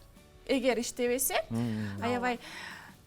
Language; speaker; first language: Kyrgyz; non-native, local second language; Russian